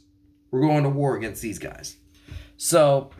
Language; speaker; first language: English; native; English